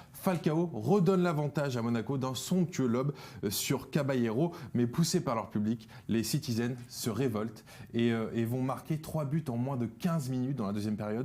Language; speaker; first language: French; native; French